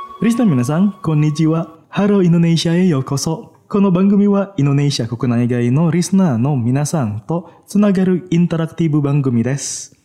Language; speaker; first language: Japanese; non-native, fluent; Indonesian